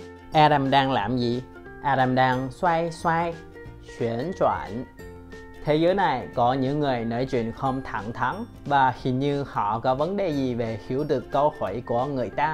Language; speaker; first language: Vietnamese; non-native, fluent; Chinese